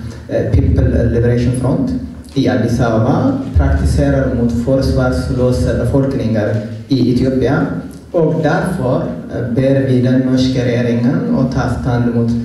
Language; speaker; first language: Norwegian; non-native, fluent; Oromo